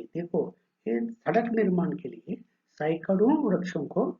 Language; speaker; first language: Hindi; non-native, local second language; Kannada